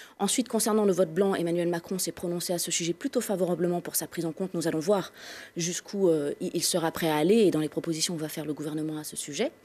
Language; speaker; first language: French; native; French